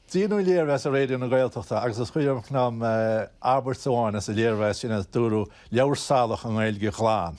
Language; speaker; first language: Irish; native; Irish